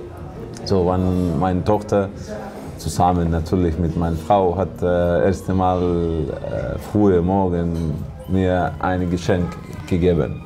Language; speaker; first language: German; non-native, learner; Russian